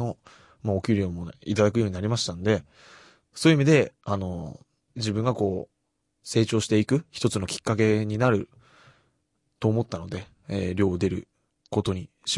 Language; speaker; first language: Japanese; native; Japanese